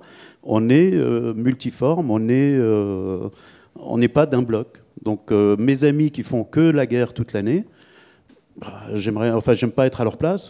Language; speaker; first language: French; native; French